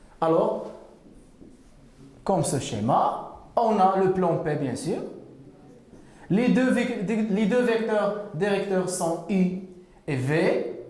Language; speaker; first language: French; non-native, local second language; Arabic